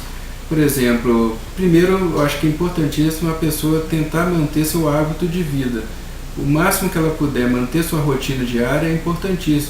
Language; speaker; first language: Portuguese; native; Portuguese